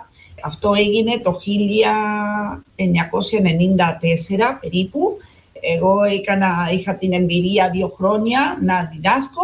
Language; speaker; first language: Greek; non-native, fluent; Spanish